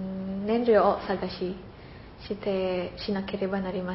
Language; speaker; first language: Japanese; non-native, learner; Indonesian